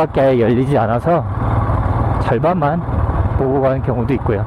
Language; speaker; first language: Korean; native; Korean